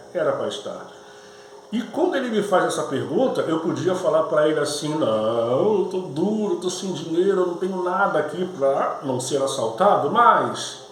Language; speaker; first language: Portuguese; native; Portuguese